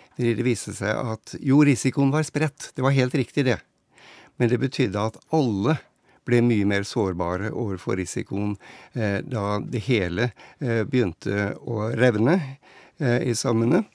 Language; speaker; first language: Norwegian; native; Norwegian